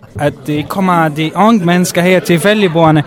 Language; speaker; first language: Danish; non-native, learner; Arabic